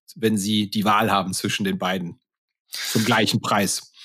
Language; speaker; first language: German; native; German